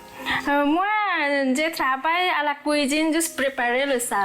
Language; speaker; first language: French; non-native, learner; Nepali